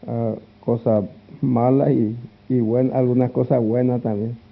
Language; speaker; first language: Spanish; non-native, local second language; Guarani